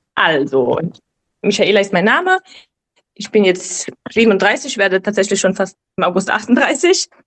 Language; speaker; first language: German; native; German